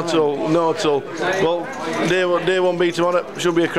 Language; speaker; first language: English; native; English